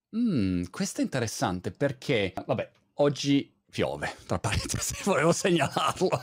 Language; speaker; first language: Italian; native; Italian